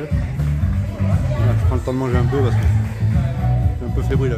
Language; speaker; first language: French; native; French